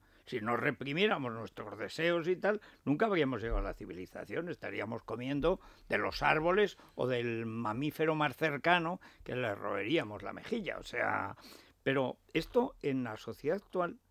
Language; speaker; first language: Spanish; native; Spanish